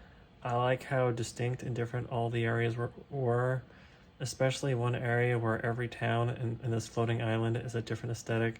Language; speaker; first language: English; native; English